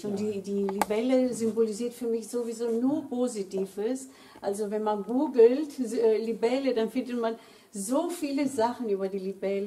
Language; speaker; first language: German; early bilingual, other home language; Greek